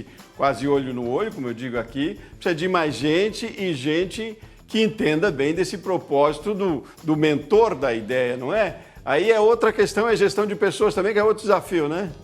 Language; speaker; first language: Portuguese; native; Portuguese